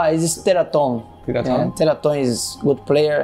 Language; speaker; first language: English; non-native, learner; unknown